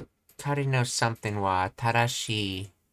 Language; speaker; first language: Japanese; non-native, learner; English